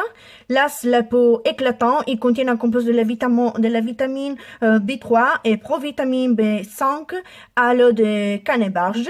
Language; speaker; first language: French; non-native, learner; Italian